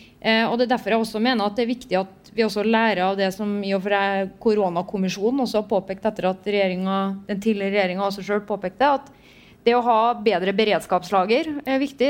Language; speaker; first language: Norwegian; native; Norwegian